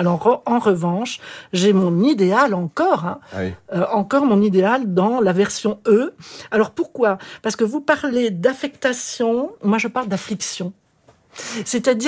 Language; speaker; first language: French; native; French